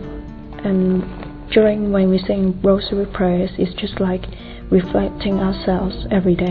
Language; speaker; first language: English; non-native, local second language; Cantonese